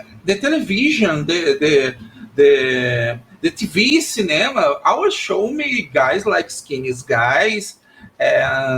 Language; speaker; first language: English; non-native, learner; Portuguese